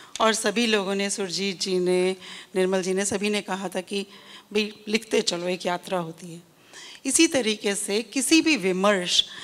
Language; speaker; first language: Hindi; native; Hindi